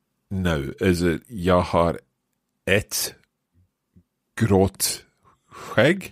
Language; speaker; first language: Swedish; non-native, learner; English